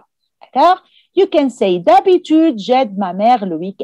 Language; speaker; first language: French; non-native, fluent; Arabic